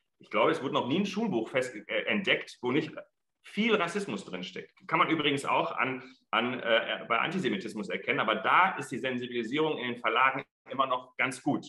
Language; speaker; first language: German; early bilingual, other home language; Arabic